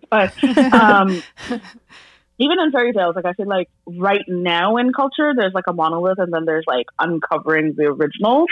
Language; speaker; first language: English; non-native, local second language; Bangla